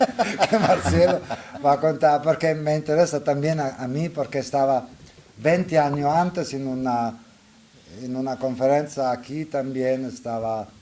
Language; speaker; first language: Spanish; non-native, learner; Italian